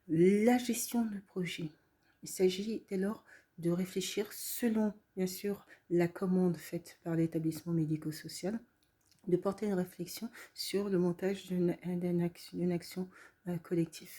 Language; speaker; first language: French; native; French